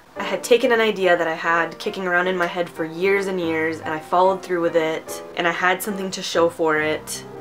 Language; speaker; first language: English; early bilingual, other home language; Romanian